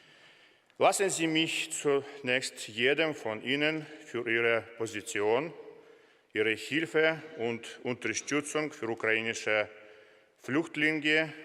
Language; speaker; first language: German; non-native, fluent; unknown